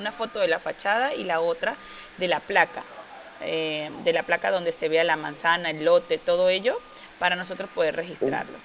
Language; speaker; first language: Spanish; native; Spanish